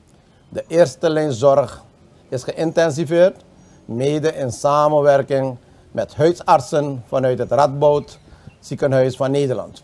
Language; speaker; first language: Dutch; native; Dutch